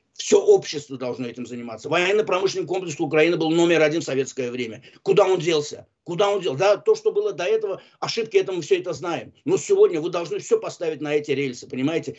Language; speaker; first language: Russian; non-native, local second language; Azerbaijani